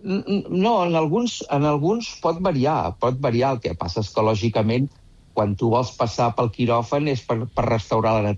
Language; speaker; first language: Catalan; native; Catalan